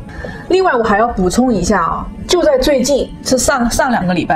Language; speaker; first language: Chinese; native; Chinese